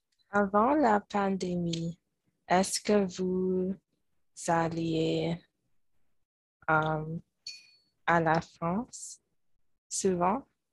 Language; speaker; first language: French; non-native, learner; English